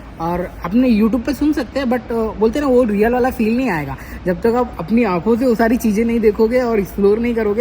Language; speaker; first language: Hindi; native; Hindi